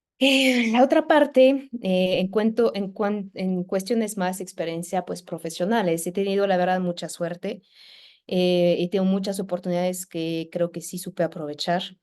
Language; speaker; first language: Spanish; non-native, fluent; French